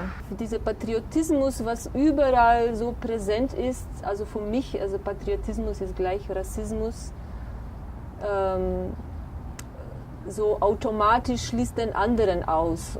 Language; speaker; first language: German; non-native, fluent; Macedonian